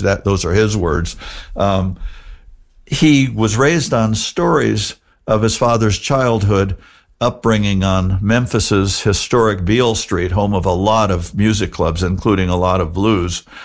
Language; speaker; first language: English; native; English